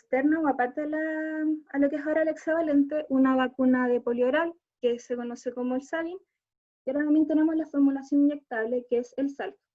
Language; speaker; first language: Spanish; native; Spanish